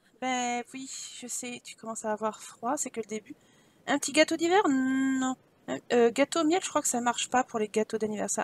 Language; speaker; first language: French; native; French